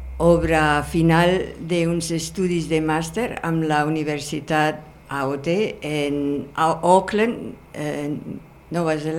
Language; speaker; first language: Catalan; non-native, fluent; German